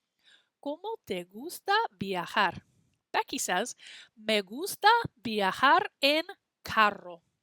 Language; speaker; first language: Spanish; non-native, fluent; English